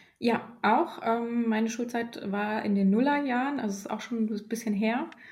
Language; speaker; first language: German; early bilingual, other home language; Polish